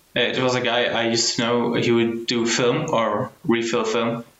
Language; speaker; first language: English; early bilingual, heritage; German